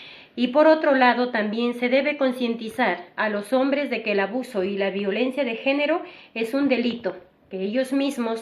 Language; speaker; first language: Spanish; native; Spanish